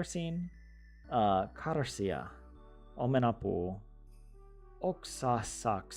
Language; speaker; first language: Finnish; non-native, learner; English